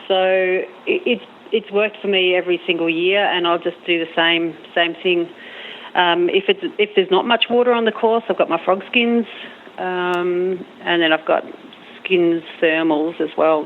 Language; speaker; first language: English; native; English